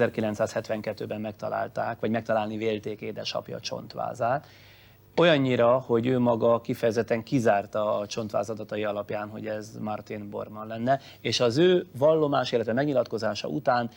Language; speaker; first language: Hungarian; native; Hungarian